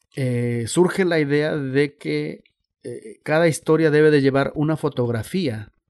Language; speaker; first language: Spanish; native; Spanish